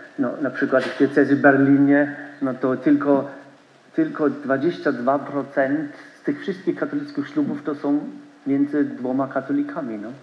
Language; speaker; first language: Polish; non-native, learner; German